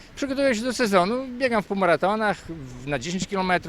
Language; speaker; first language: Polish; native; Polish